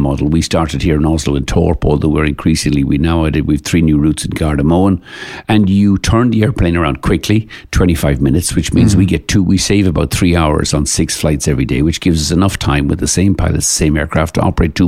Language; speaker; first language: English; native; English